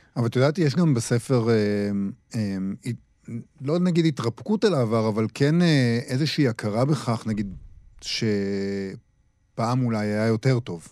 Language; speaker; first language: Hebrew; native; Hebrew